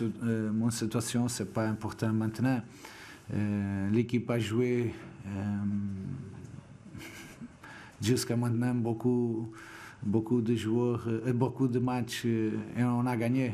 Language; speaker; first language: French; non-native, fluent; Portuguese